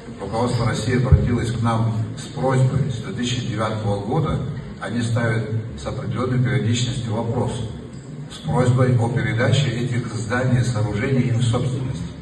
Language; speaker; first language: Russian; non-native, local second language; Abkhazian